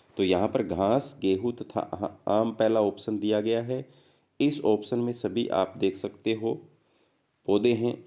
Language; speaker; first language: Hindi; native; Hindi